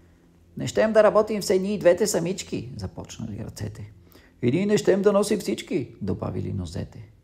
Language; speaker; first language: Bulgarian; native; Bulgarian